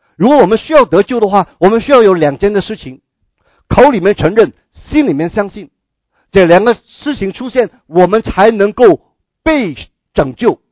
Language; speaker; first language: Chinese; non-native, local second language; Cantonese